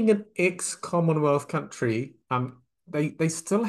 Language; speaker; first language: English; native; English